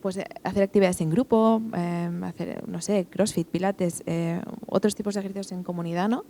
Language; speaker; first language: Spanish; non-native, local second language; Catalan